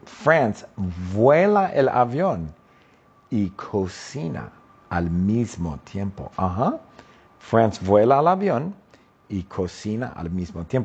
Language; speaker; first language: Spanish; non-native, fluent; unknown